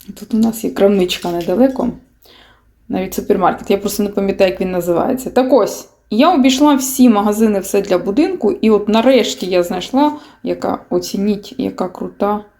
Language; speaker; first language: Ukrainian; non-native, local second language; Russian